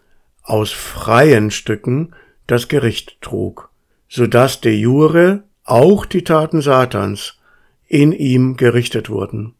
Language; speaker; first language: German; native; German